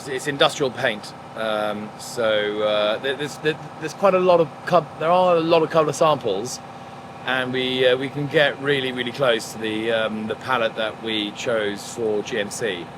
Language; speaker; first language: English; native; English